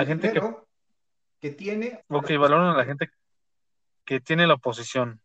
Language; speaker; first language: Spanish; native; Spanish